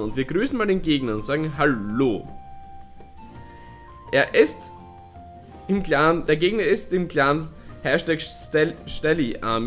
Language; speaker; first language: German; native; German